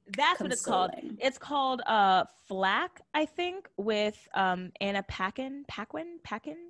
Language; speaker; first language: English; native; English